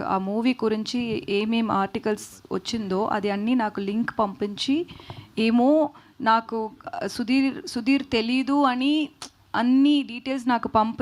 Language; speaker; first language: Telugu; non-native, learner; Tamil